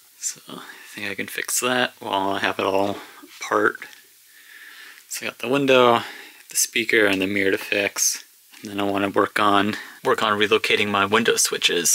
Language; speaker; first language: English; native; English